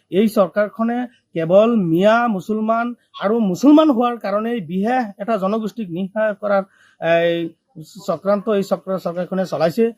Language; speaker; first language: Assamese; non-native, local second language; Bangla